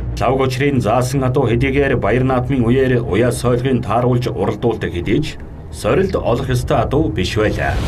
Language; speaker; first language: Mongolian; native; Mongolian